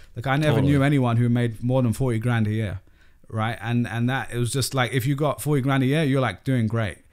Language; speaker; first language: English; native; English